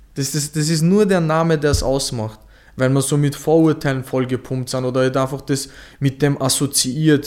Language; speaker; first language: German; native; German